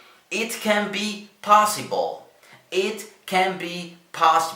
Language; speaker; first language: English; non-native, learner; Spanish